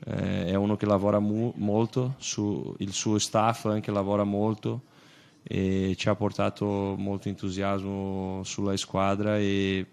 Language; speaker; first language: Italian; non-native, fluent; Portuguese